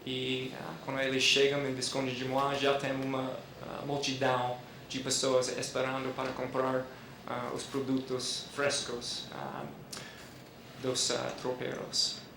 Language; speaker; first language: Portuguese; non-native, fluent; English